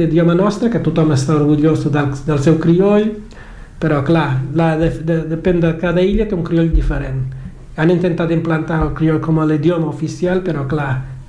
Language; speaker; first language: Catalan; non-native, fluent; Kabuverdianu